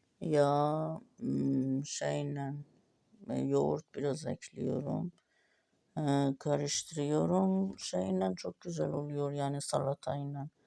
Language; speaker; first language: Turkish; non-native, learner; Azerbaijani